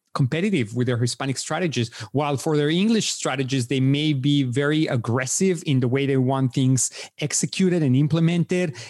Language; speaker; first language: English; non-native, fluent; Spanish